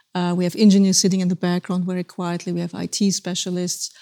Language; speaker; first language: English; non-native, fluent; German